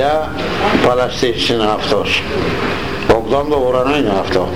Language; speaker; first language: Greek; non-native, local second language; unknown